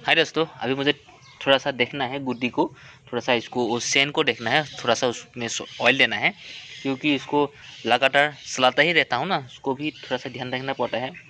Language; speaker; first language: Hindi; non-native, local second language; Assamese